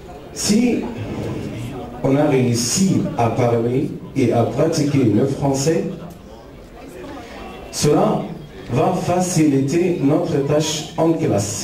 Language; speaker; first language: French; non-native, fluent; Arabic